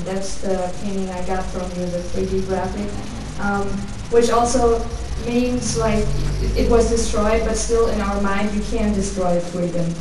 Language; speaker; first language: English; non-native, fluent; German